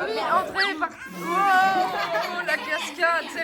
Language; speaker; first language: French; native; French